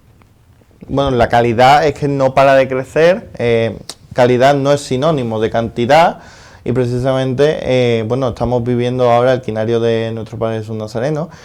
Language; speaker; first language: Spanish; native; Spanish